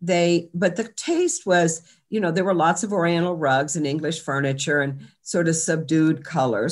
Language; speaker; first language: English; native; English